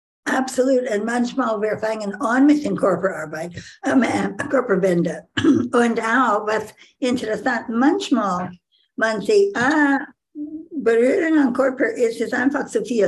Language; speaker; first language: German; non-native, learner; English